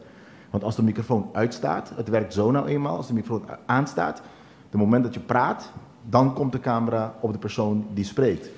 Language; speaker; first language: Dutch; non-native, local second language; Papiamento